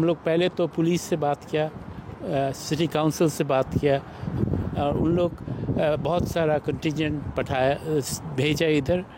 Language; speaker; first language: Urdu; non-native, learner; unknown